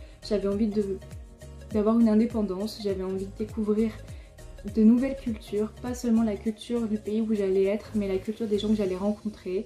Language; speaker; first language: French; native; French